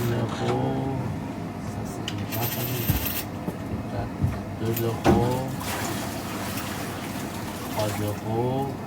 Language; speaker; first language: French; non-native, local second language; Chinese